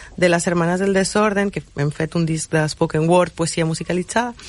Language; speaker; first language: Catalan; non-native, fluent; Spanish